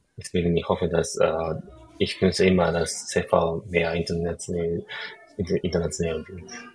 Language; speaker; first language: German; non-native, learner; Japanese